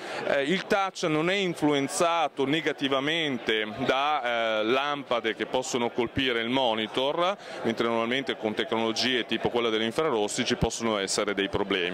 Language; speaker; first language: Italian; native; Italian